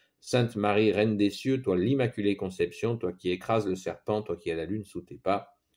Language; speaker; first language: French; native; French